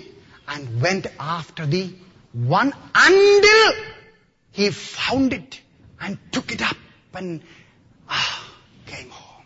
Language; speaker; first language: English; non-native, local second language; Malayalam